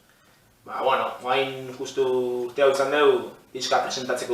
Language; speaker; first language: Basque; native; Basque